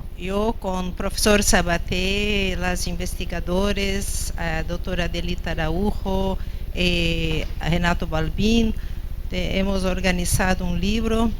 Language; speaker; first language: Spanish; non-native, fluent; Portuguese